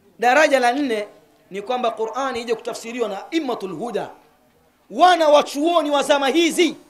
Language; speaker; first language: Swahili; native; Swahili